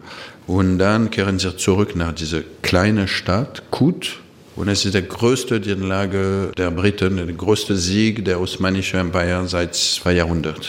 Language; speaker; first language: German; non-native, fluent; French